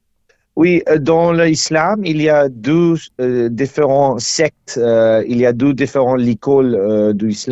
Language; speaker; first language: French; non-native, learner; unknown